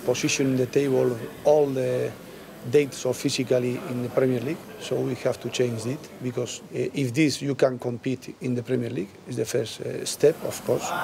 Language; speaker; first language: English; non-native, learner; Spanish